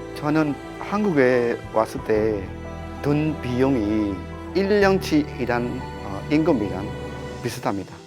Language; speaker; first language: Korean; non-native, fluent; Burmese